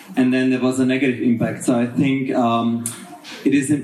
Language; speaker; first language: English; non-native, fluent; German